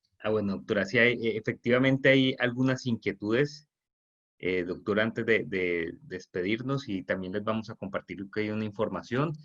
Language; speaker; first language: Spanish; native; Spanish